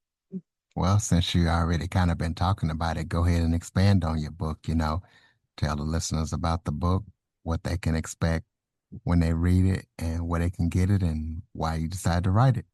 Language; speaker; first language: English; native; English